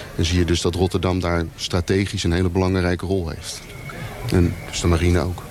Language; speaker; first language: Dutch; native; Dutch